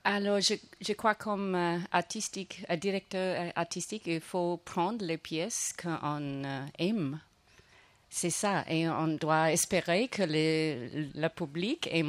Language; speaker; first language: French; non-native, fluent; English